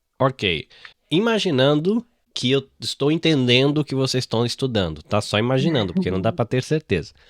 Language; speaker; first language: Portuguese; native; Portuguese